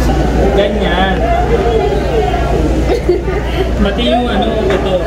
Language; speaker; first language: Filipino; non-native, learner; Punjabi